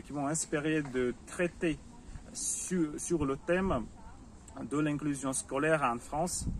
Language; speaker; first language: French; non-native, fluent; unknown